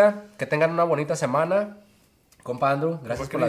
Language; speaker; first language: Spanish; native; Spanish